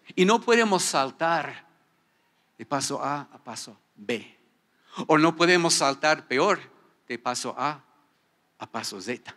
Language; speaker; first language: Spanish; non-native, fluent; English